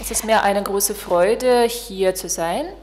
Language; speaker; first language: German; non-native, fluent; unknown